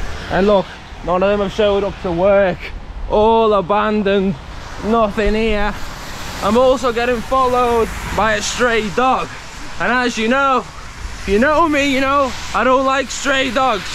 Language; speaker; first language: English; native; English